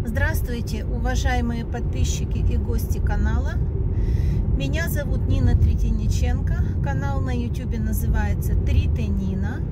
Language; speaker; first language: Russian; native; Russian